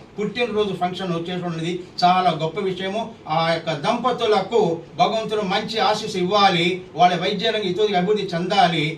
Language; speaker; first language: Telugu; native; Telugu